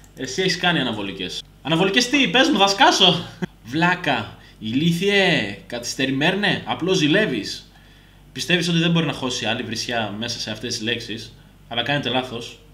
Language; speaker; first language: Greek; early bilingual, other home language; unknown